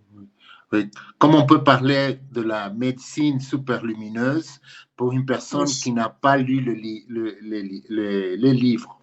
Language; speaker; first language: French; non-native, fluent; Spanish